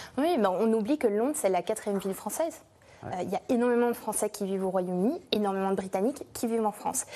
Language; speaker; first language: French; non-native, fluent; English